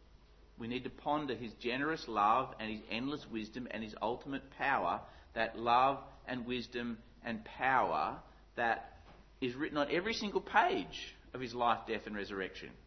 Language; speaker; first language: English; native; English